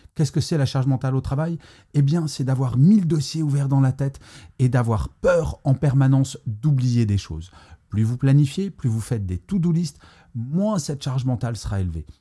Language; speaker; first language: French; native; French